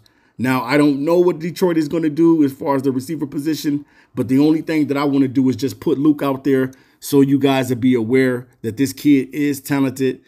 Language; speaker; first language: English; native; English